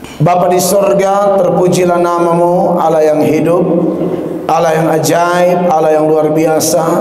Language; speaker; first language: Indonesian; native; Indonesian